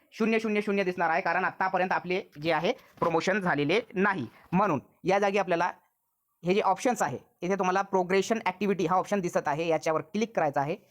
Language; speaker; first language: Marathi; non-native, local second language; Urdu